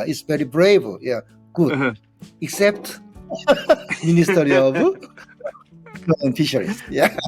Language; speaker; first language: English; non-native, learner; Korean